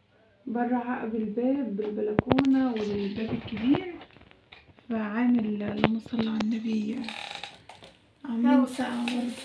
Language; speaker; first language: Arabic; native; Arabic